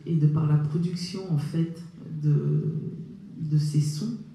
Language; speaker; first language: French; native; French